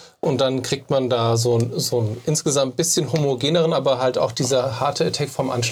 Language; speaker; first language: German; native; German